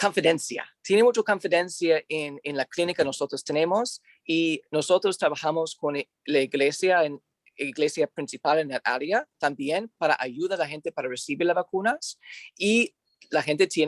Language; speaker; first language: Spanish; non-native, learner; English